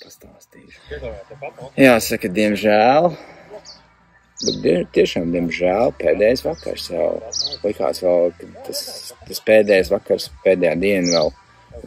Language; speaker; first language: Latvian; native; Latvian